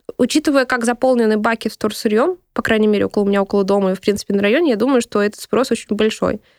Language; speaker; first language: Russian; native; Russian